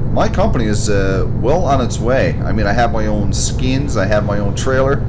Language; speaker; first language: English; native; English